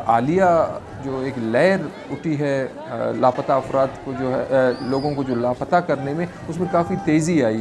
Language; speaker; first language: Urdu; non-native, local second language; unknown